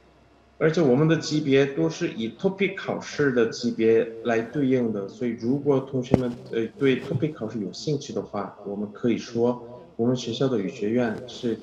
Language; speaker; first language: Chinese; non-native, fluent; Korean